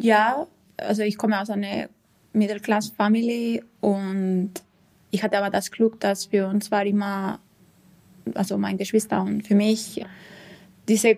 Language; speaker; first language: German; non-native, fluent; Spanish